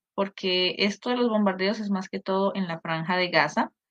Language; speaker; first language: Spanish; native; Spanish